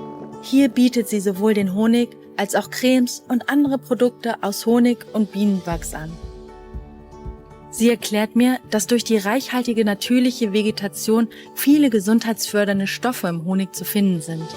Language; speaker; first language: German; native; German